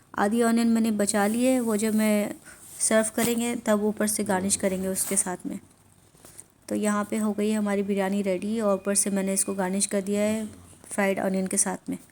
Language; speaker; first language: Urdu; native; Urdu